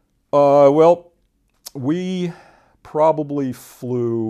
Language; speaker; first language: English; native; English